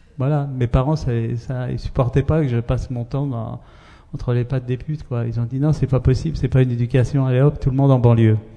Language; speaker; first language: French; early bilingual, other home language; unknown